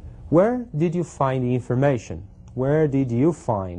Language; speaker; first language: English; non-native, fluent; Portuguese